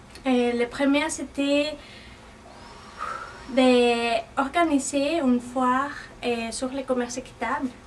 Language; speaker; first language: French; non-native, fluent; Spanish